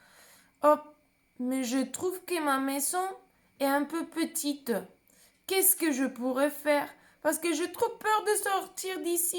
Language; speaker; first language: French; non-native, fluent; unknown